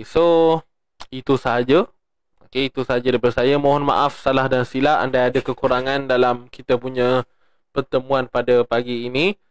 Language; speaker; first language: Malay; native; Malay